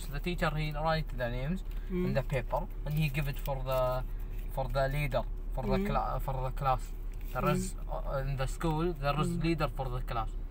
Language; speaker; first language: English; non-native, learner; Arabic